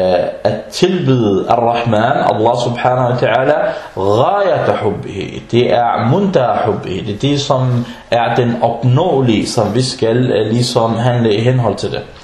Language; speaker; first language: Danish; early bilingual, other home language; Arabic